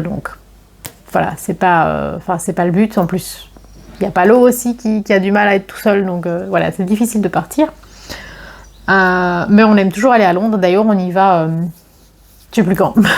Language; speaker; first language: French; native; French